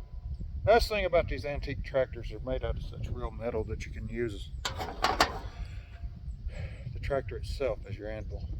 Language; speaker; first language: English; native; English